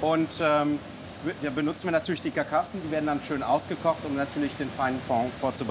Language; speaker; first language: German; native; German